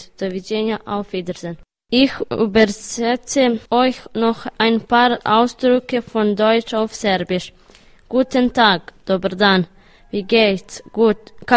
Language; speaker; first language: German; early bilingual, other home language; Serbian